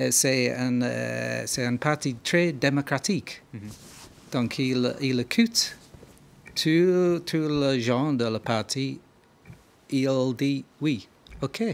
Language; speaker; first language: French; non-native, learner; English